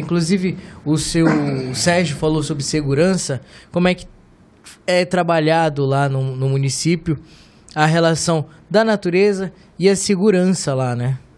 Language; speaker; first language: Portuguese; native; Portuguese